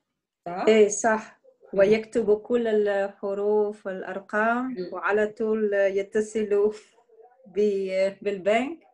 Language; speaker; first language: Arabic; non-native, learner; Dutch